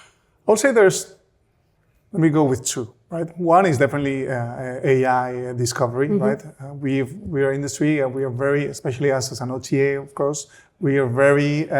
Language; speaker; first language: English; non-native, fluent; Spanish